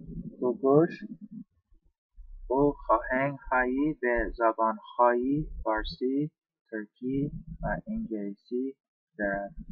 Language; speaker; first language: Persian; non-native, learner; English